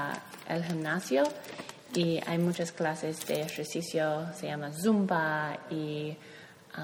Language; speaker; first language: Spanish; non-native, learner; English